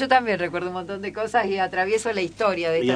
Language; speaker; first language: Spanish; native; Spanish